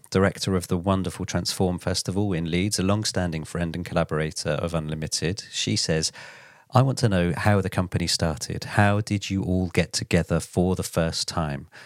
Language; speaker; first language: English; native; English